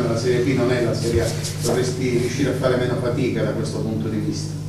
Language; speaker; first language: Italian; native; Italian